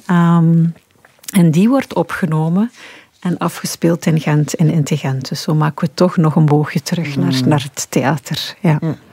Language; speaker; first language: Dutch; native; Dutch